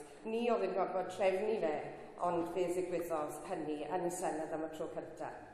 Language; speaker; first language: Welsh; non-native, local second language; English